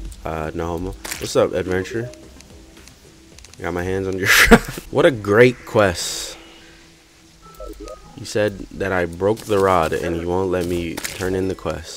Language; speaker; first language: English; native; English